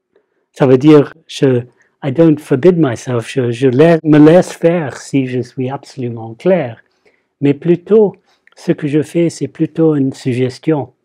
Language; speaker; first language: French; non-native, fluent; English